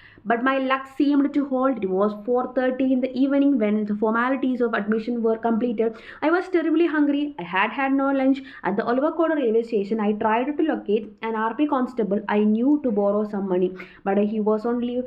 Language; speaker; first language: English; non-native, local second language; Malayalam